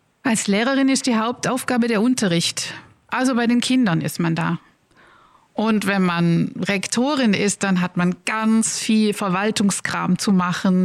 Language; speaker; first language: German; native; German